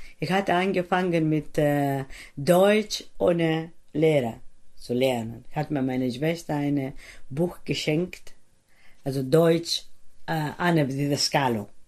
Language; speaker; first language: German; non-native, fluent; Greek